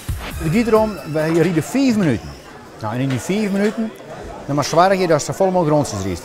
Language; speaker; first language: Dutch; non-native, local second language; Western Frisian